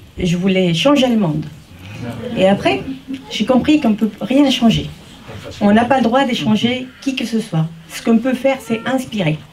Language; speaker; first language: French; early bilingual, heritage; Spanish